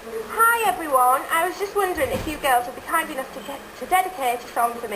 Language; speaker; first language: English; native; English